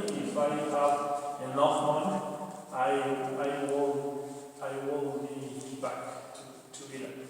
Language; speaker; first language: English; non-native, learner; Spanish